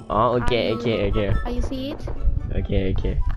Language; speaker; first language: English; non-native, learner; Thai